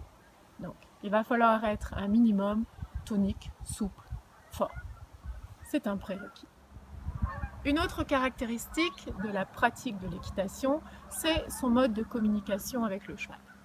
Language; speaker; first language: French; native; French